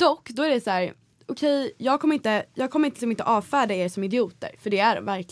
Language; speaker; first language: Swedish; native; Swedish